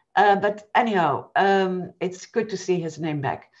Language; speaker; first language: English; non-native, fluent; Dutch